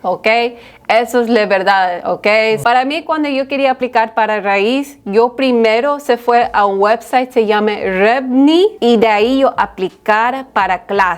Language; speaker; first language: Spanish; early bilingual, heritage; Spanish